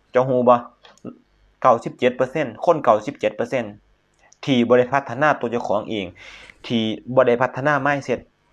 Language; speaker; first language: Thai; native; Thai